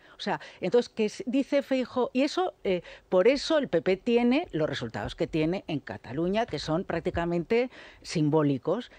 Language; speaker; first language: Spanish; native; Spanish